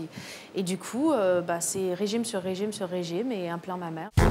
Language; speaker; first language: French; native; French